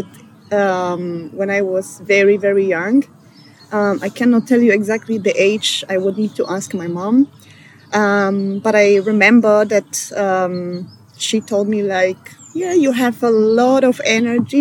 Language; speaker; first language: English; non-native, fluent; Polish